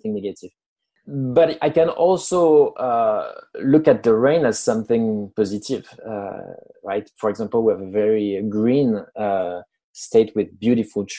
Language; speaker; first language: English; non-native, fluent; French